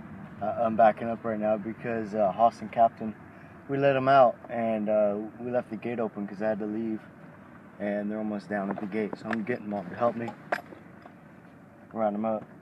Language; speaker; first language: English; native; English